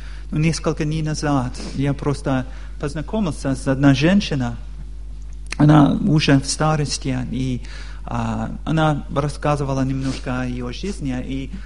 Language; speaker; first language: Russian; non-native, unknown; English